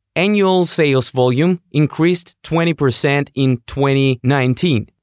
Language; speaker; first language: English; non-native, fluent; Russian